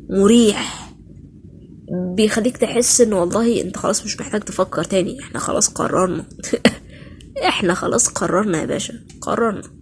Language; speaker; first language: Arabic; native; Arabic